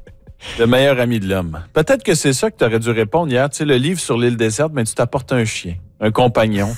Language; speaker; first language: French; native; French